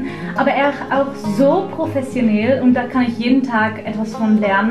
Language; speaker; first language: German; non-native, fluent; Dutch